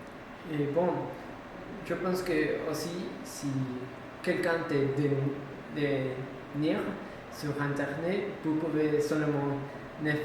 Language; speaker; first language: French; non-native, learner; Spanish